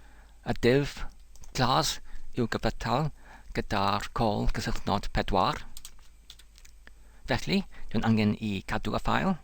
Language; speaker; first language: Welsh; non-native, learner; English